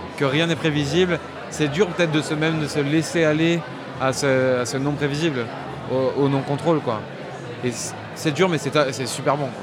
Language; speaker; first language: French; native; French